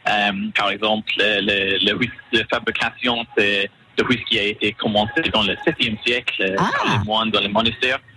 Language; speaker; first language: French; non-native, learner; English